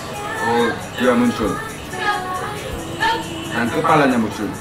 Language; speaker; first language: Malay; non-native, fluent; Korean